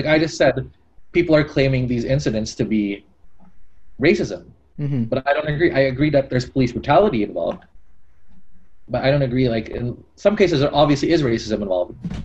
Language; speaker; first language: English; native; English